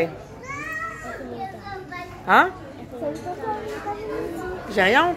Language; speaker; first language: French; native; French